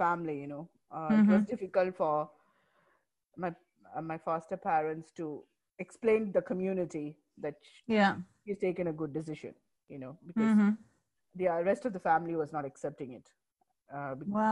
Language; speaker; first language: English; non-native, local second language; Malayalam